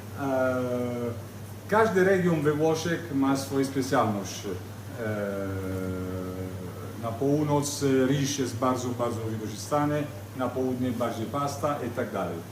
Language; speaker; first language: Polish; non-native, learner; Italian